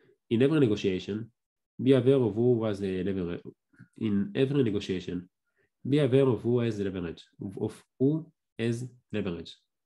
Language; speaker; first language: English; non-native, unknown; Hebrew